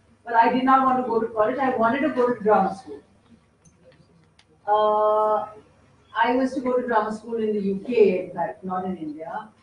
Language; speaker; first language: English; native; English